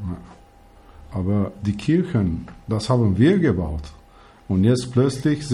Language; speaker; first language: German; non-native, learner; Albanian